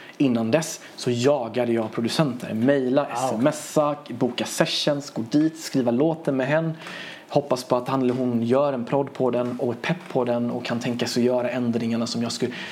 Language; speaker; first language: Swedish; early bilingual, other home language; Persian